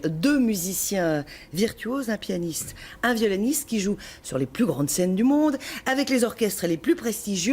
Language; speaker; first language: French; native; French